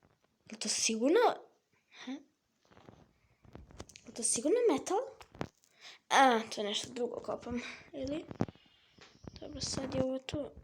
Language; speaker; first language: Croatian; early bilingual, heritage; Croatian